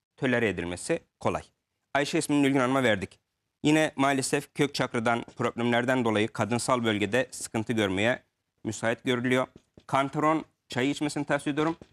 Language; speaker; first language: Turkish; native; Turkish